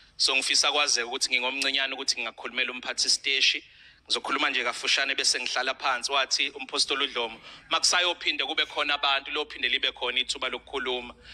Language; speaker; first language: Zulu; native; Zulu